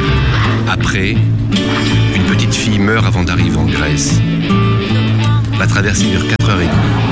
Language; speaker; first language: French; non-native, learner; Arabic